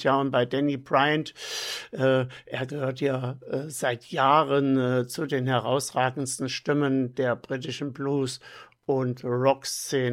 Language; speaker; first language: German; native; German